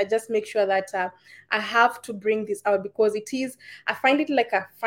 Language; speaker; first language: English; non-native, local second language; Kikuyu